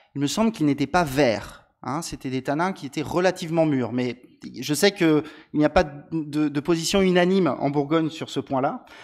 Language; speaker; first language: Italian; non-native, learner; French